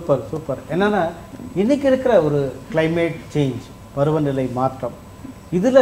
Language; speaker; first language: Tamil; native; Tamil